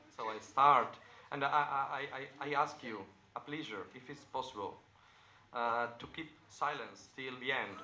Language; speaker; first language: English; non-native, learner; Italian